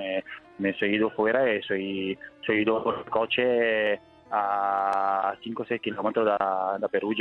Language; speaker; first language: Spanish; non-native, learner; Italian